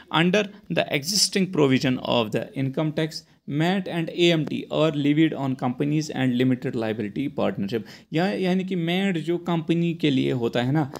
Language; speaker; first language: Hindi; non-native, local second language; Kashmiri